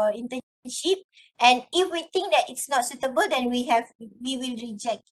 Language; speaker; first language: English; non-native, local second language; Malay